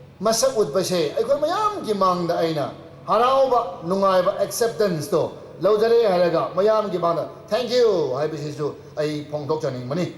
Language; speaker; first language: Manipuri; non-native, local second language; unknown